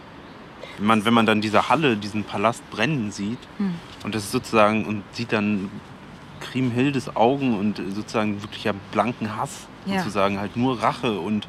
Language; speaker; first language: German; native; German